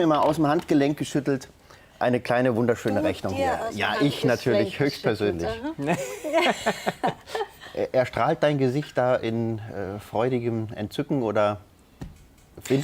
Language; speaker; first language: German; native; German